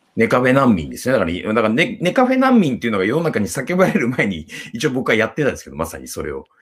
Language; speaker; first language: Japanese; native; Japanese